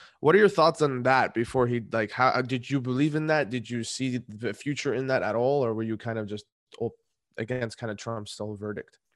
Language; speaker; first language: English; native; English